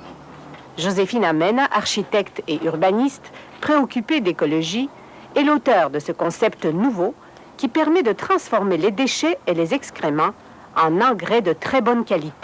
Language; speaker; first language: French; native; French